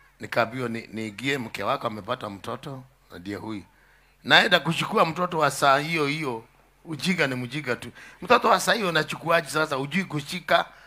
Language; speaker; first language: Swahili; native; Swahili